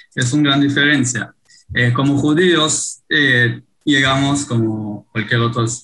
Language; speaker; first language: Spanish; non-native, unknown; Hebrew